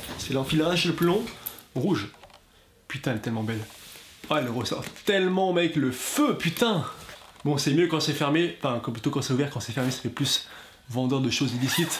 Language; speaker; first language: French; native; French